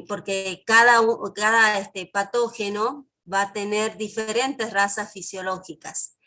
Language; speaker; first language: Spanish; native; Spanish